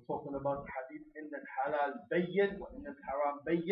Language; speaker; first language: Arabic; non-native, fluent; English